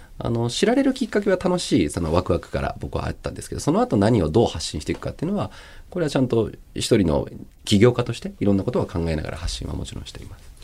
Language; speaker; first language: Japanese; early bilingual, other home language; Chinese